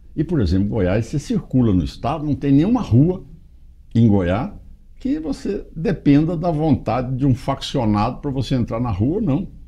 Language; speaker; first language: Portuguese; native; Portuguese